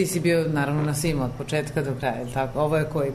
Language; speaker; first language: Serbian; native; Serbian